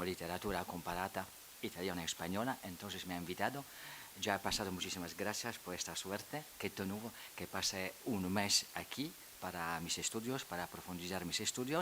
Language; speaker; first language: Spanish; non-native, fluent; Polish